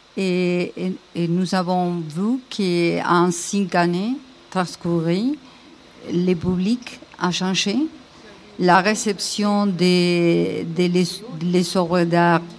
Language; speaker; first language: French; non-native, learner; Spanish